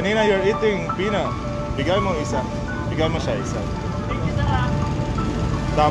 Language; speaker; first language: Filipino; non-native, learner; Arabic